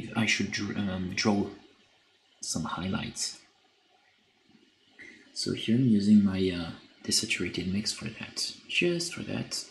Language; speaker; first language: English; non-native, fluent; French